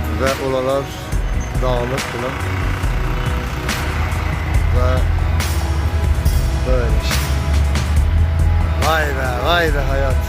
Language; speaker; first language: Turkish; non-native, fluent; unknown